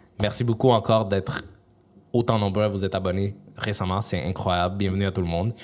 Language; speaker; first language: French; early bilingual, other home language; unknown